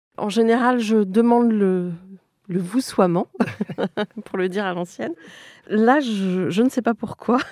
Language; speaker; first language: French; native; French